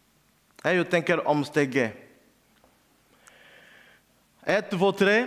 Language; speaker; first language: Swedish; non-native, learner; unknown